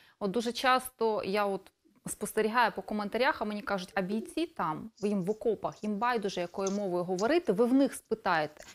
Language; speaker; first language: Ukrainian; native; Ukrainian